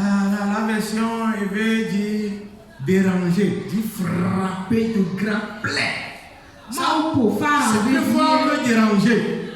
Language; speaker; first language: French; non-native, local second language; Ewe